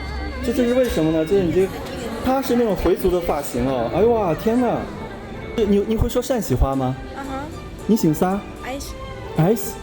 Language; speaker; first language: Chinese; native; Chinese